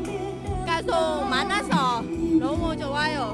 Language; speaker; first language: Korean; non-native, learner; Vietnamese